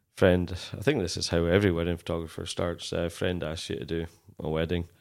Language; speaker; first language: English; native; English